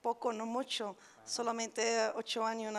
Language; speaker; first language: Spanish; non-native, learner; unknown